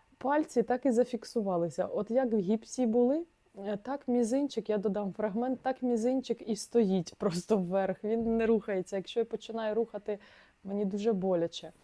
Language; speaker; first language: Ukrainian; non-native, local second language; Russian